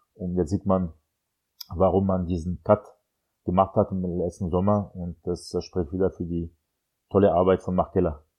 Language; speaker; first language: German; non-native, fluent; French